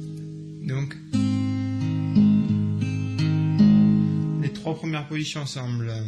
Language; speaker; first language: French; native; French